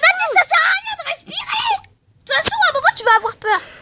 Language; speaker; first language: French; native; French